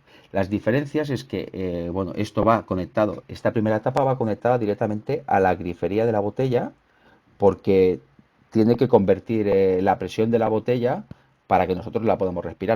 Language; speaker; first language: Spanish; native; Spanish